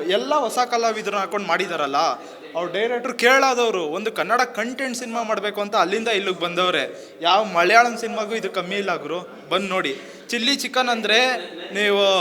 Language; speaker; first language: Kannada; native; Kannada